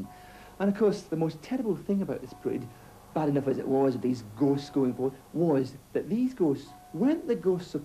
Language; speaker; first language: English; native; English